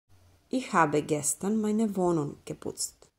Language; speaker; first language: German; non-native, fluent; Serbian